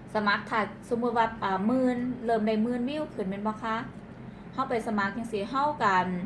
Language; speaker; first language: Thai; non-native, local second language; Northeastern Thai